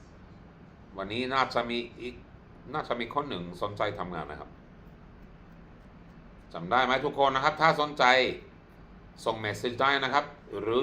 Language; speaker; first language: Thai; non-native, fluent; Swedish